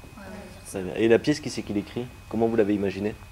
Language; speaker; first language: French; native; French